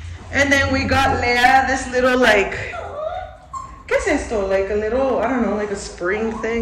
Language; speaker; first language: English; early bilingual, other home language; Spanish